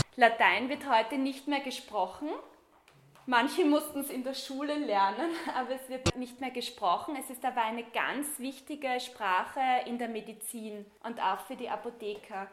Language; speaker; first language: German; native; German